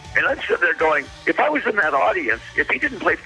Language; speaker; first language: English; native; English